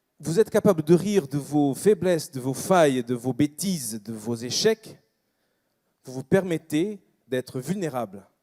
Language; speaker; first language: French; non-native, fluent; Portuguese